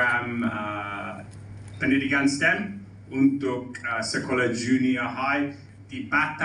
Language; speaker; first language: Indonesian; non-native, learner; English